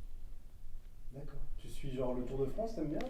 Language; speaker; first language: French; native; French